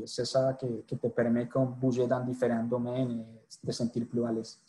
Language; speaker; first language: French; non-native, fluent; Spanish